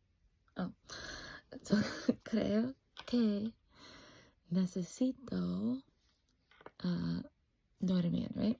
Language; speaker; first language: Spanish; non-native, fluent; English